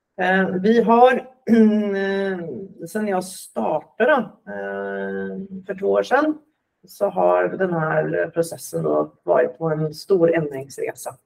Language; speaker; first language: Swedish; native; Swedish